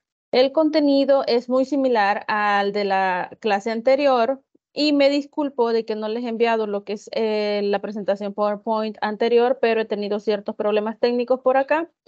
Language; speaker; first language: Spanish; native; Spanish